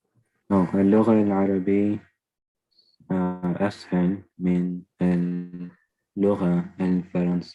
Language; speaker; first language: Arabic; non-native, learner; English